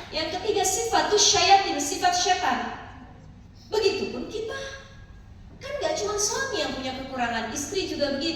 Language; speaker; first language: Indonesian; native; Indonesian